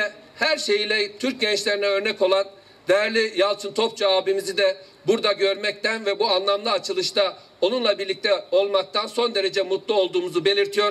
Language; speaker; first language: Turkish; native; Turkish